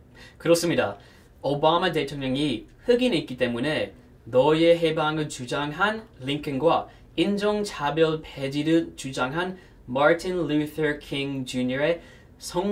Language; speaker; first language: Korean; non-native, fluent; English